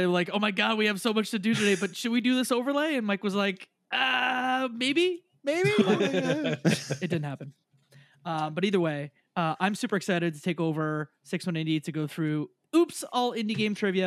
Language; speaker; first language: English; native; English